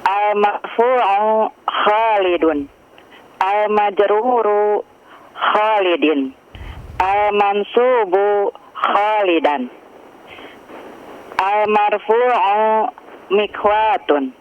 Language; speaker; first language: Arabic; non-native, learner; Indonesian